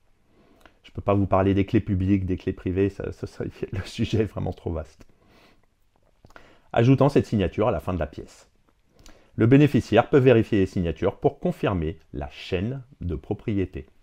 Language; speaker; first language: French; native; French